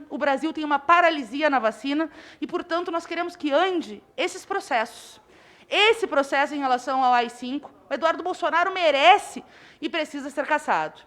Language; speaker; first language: Portuguese; native; Portuguese